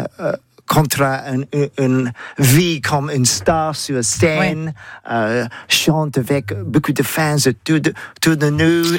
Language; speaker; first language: French; non-native, learner; English